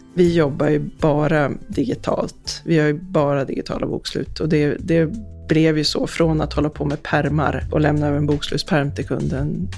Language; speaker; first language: Swedish; native; Swedish